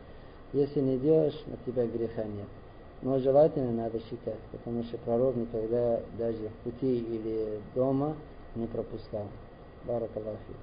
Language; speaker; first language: Russian; non-native, learner; Arabic